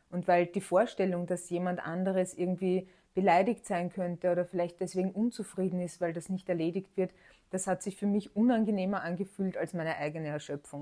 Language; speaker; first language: German; native; German